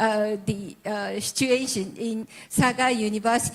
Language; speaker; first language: English; non-native, learner; Japanese